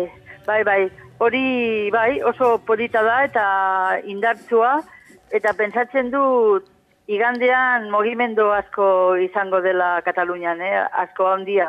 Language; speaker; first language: Basque; non-native, fluent; Catalan